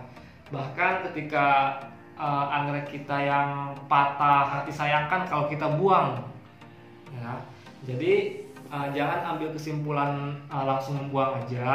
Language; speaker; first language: Indonesian; native; Indonesian